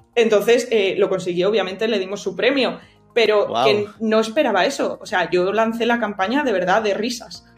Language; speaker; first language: Spanish; native; Spanish